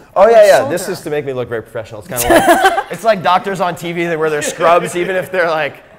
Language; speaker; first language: English; native; English